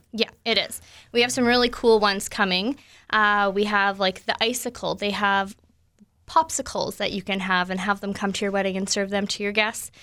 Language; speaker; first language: English; native; English